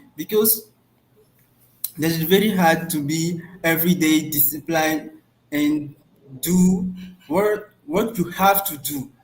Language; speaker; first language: English; non-native, learner; French